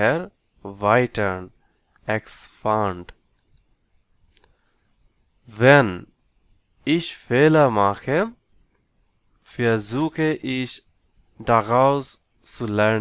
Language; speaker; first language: German; non-native, learner; Bangla